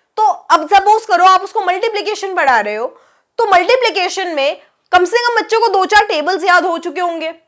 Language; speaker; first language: Hindi; native; Hindi